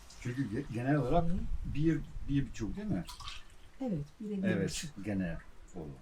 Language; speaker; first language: Turkish; non-native, fluent; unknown